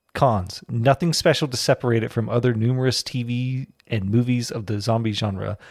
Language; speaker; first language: English; native; English